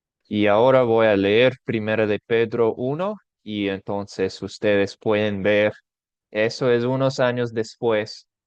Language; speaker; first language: Spanish; non-native, fluent; English